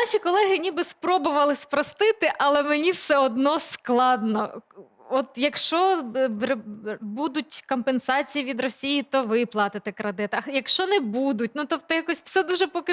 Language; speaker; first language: Ukrainian; native; Ukrainian